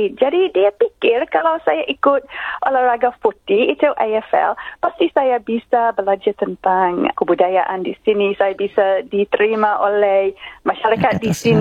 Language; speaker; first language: Indonesian; non-native, fluent; English